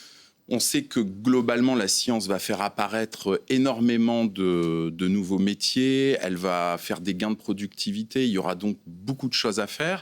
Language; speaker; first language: French; native; French